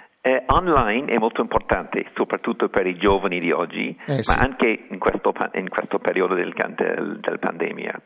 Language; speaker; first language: Italian; non-native, fluent; English